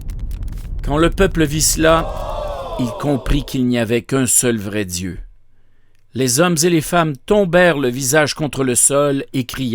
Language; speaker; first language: French; native; French